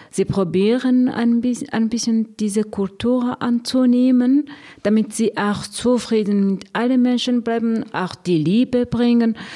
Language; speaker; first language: German; non-native, fluent; Rundi